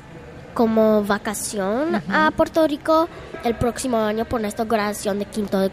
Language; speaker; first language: Spanish; non-native, learner; English